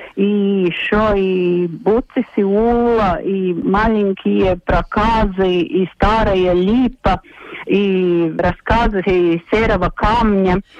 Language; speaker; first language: Russian; non-native, local second language; Latvian